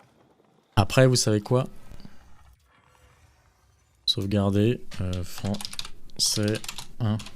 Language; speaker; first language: French; native; French